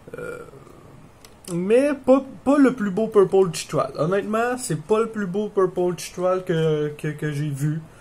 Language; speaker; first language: French; native; French